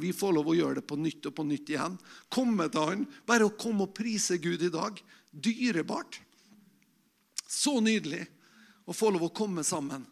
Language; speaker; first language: Norwegian; native; Norwegian